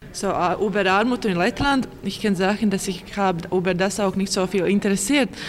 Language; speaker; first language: German; non-native, learner; Latvian